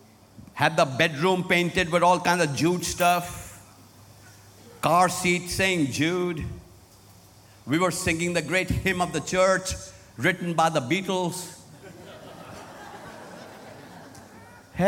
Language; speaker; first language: English; non-native, local second language; Hindi